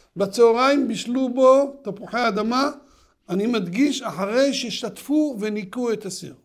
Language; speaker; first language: Hebrew; native; Hebrew